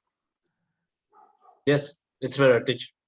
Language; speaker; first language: English; non-native, learner; Spanish